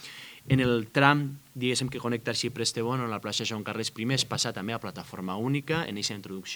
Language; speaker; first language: Catalan; native; Catalan